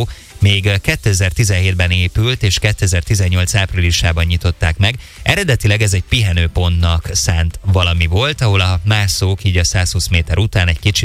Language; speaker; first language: Hungarian; native; Hungarian